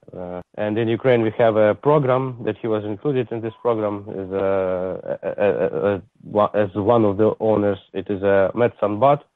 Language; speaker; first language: English; non-native, learner; Ukrainian